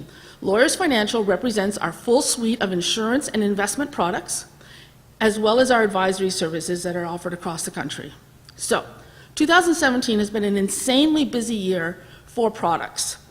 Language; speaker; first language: English; native; English